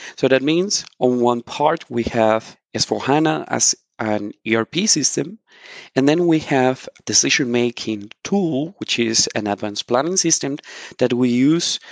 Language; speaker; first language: English; non-native, fluent; Spanish